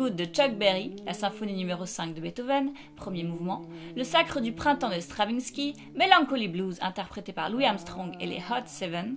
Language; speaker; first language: French; native; French